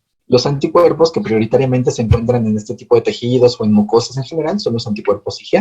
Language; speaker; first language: Spanish; native; Spanish